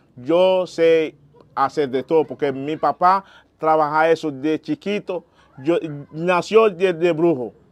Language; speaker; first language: Spanish; non-native, learner; Haitian Creole